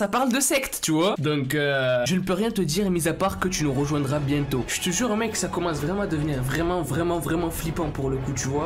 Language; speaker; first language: French; native; French